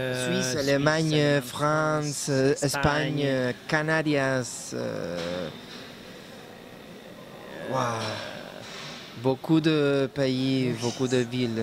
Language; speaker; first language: French; non-native, learner; Spanish